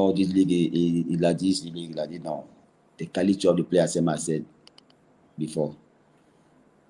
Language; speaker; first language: English; non-native, learner; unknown